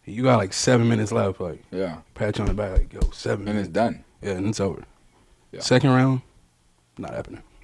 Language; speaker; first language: English; native; English